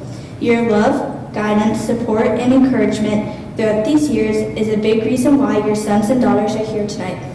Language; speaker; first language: English; native; English